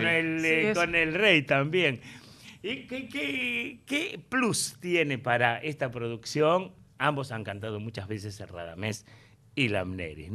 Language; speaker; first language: Spanish; native; Spanish